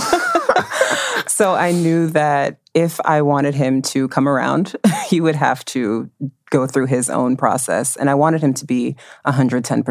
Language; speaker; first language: English; native; English